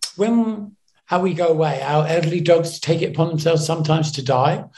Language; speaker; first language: English; native; English